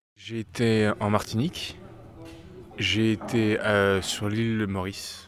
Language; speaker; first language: French; native; French